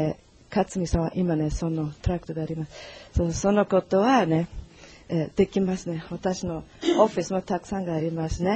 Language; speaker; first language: Japanese; non-native, learner; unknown